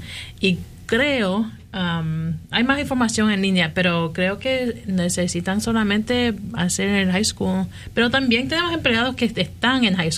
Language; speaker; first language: Spanish; early bilingual, heritage; Spanish